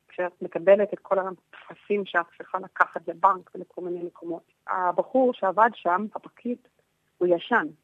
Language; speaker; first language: Hebrew; non-native, fluent; English